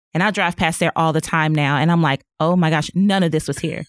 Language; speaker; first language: English; native; English